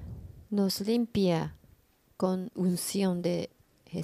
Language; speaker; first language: Spanish; non-native, learner; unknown